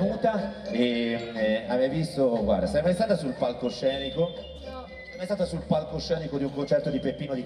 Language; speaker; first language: Italian; native; Italian